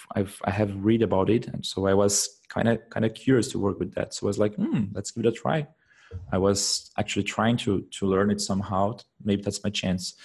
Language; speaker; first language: English; non-native, fluent; Portuguese